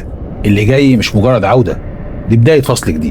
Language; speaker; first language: Arabic; native; Arabic